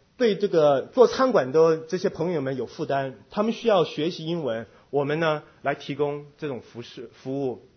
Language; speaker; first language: Chinese; non-native, fluent; Korean